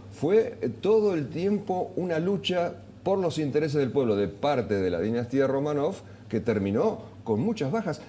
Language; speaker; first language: Spanish; native; Spanish